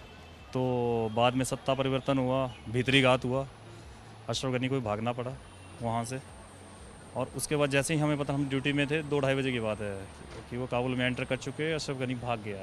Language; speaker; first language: Hindi; native; Hindi